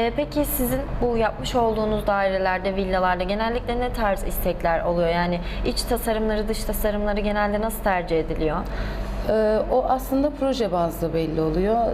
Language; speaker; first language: Turkish; native; Turkish